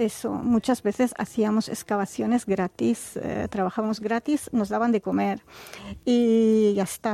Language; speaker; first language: Spanish; non-native, fluent; Arabic